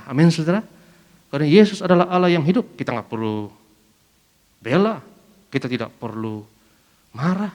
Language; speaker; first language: Indonesian; native; Indonesian